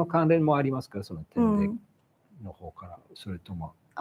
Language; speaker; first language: Japanese; non-native, fluent; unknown